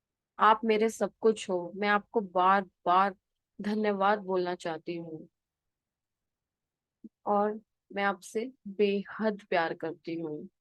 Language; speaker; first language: Hindi; native; Hindi